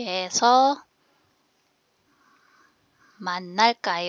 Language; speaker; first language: Korean; non-native, fluent; Filipino